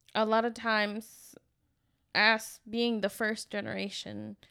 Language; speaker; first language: English; early bilingual, other home language; Spanish